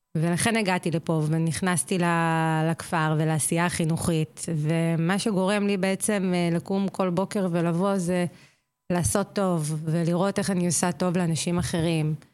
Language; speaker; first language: Hebrew; native; Hebrew